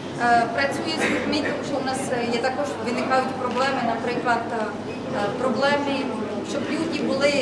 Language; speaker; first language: Ukrainian; non-native, fluent; Czech